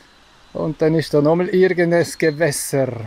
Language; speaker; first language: German; native; German